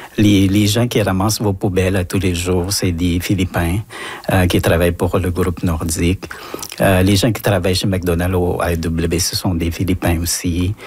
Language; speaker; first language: French; non-native, fluent; Filipino